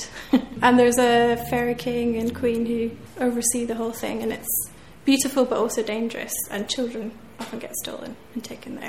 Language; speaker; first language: English; native; English